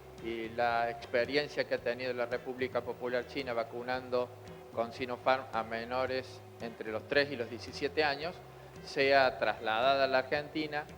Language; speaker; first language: Spanish; native; Spanish